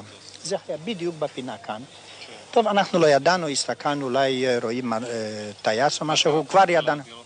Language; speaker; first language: Hebrew; non-native, fluent; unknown